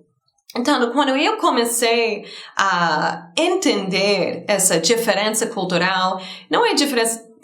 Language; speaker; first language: Portuguese; non-native, fluent; English